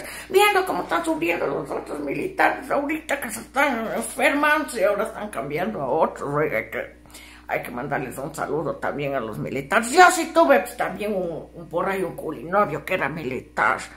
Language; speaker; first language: Spanish; native; Spanish